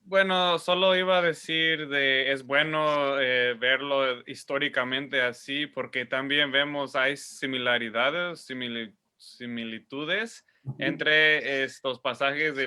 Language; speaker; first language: Spanish; non-native, fluent; English